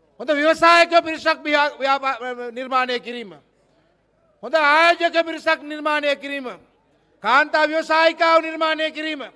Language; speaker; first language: Sinhala; native; Sinhala